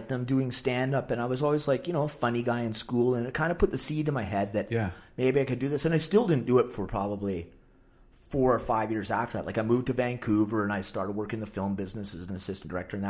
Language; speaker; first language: English; native; English